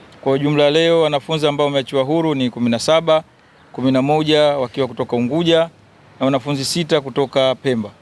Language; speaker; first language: Swahili; native; Swahili